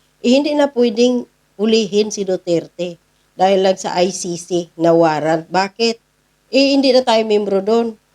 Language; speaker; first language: Filipino; non-native, local second language; Cebuano